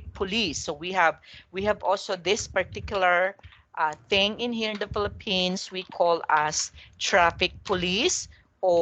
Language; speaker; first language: English; non-native, local second language; Filipino